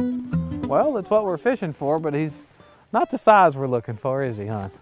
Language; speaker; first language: English; native; English